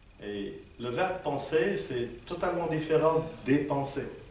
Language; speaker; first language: French; non-native, local second language; Arabic